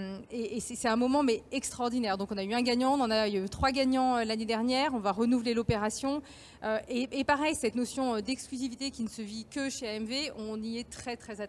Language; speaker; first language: French; native; French